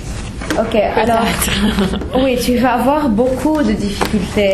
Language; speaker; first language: French; non-native, fluent; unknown